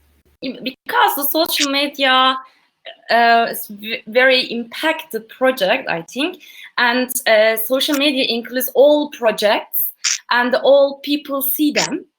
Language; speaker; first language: English; non-native, learner; Turkish